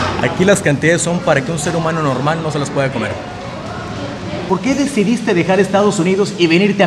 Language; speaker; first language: Spanish; native; Spanish